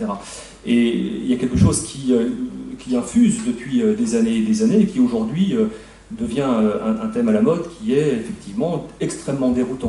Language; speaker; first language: French; native; French